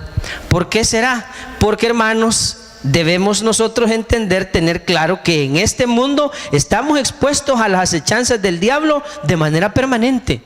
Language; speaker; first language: Spanish; native; Spanish